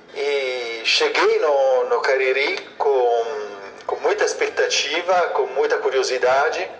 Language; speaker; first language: Portuguese; non-native, fluent; Italian